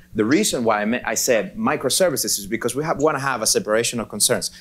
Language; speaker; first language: English; non-native, fluent; Spanish